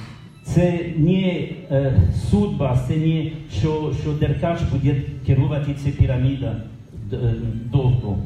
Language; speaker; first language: Ukrainian; non-native, learner; French